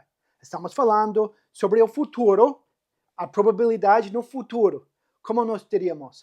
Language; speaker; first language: Portuguese; non-native, fluent; English